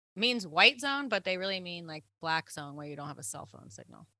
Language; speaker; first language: English; native; English